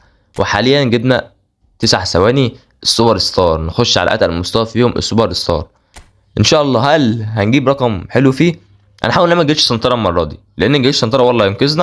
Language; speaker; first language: Arabic; native; Arabic